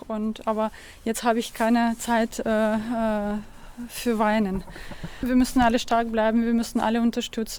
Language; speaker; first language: German; non-native, fluent; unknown